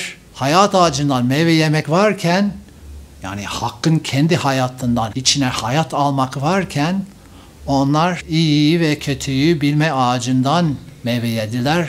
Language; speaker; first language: Turkish; non-native, fluent; English